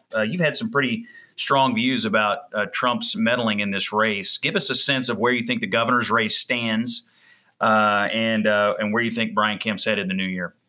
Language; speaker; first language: English; native; English